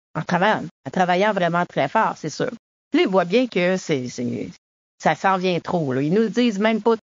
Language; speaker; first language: French; native; French